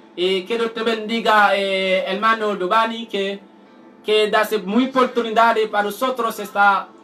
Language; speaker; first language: Spanish; non-native, learner; Haitian Creole